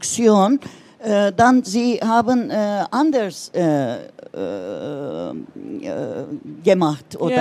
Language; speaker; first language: German; non-native, learner; Turkish